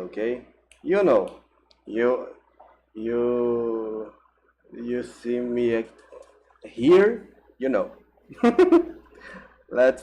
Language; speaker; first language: English; non-native, learner; Portuguese